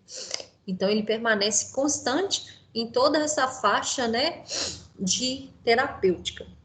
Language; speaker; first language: Portuguese; native; Portuguese